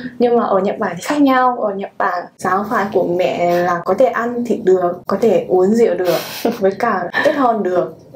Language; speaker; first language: Vietnamese; non-native, learner; Japanese